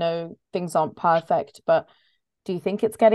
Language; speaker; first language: English; native; English